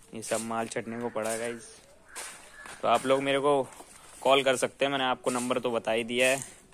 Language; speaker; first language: Hindi; native; Hindi